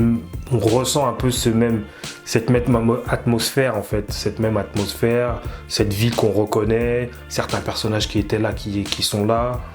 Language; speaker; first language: French; native; French